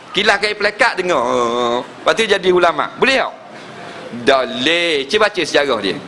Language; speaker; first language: Malay; native; Malay